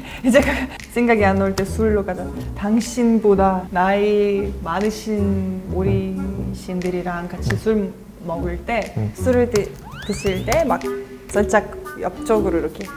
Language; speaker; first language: Korean; non-native, fluent; Russian